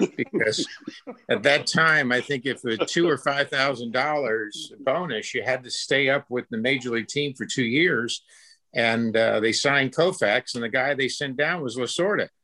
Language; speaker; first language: English; native; English